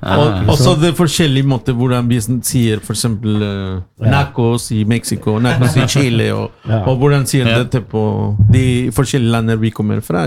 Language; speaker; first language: Norwegian; non-native, learner; Spanish